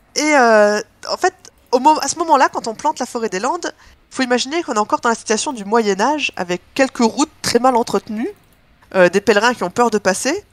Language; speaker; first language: French; native; French